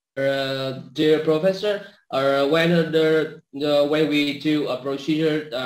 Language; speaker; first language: English; non-native, learner; Vietnamese